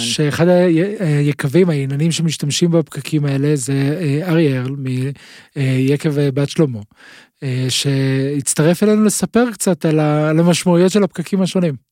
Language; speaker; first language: Hebrew; native; Hebrew